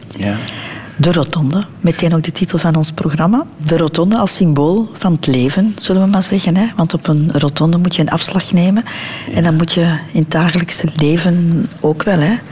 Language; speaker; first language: Dutch; native; Dutch